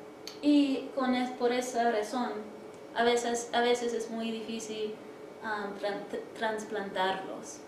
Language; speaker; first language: Spanish; early bilingual, heritage; English